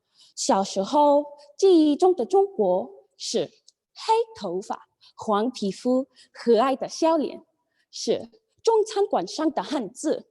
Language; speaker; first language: Chinese; non-native, learner; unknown